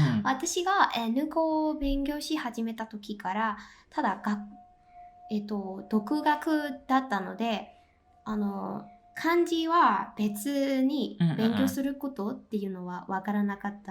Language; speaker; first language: Japanese; non-native, fluent; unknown